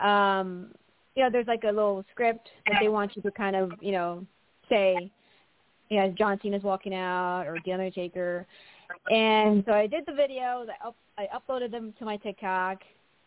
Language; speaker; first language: English; non-native, local second language; Filipino